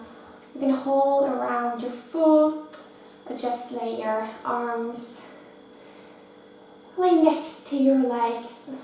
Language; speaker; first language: English; non-native, fluent; Norwegian